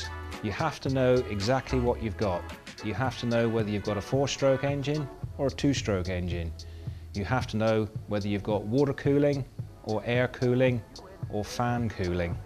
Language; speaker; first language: English; native; English